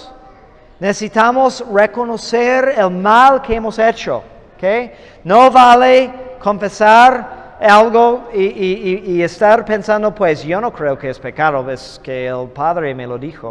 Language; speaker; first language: Spanish; non-native, fluent; English